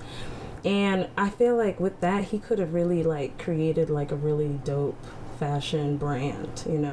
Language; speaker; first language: English; native; English